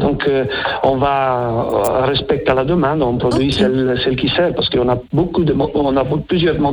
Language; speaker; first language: French; non-native, fluent; Italian